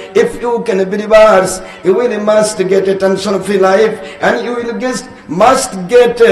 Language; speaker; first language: English; non-native, local second language; Bangla